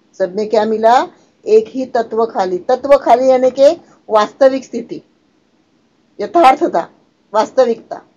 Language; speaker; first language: Hindi; non-native, local second language; Marathi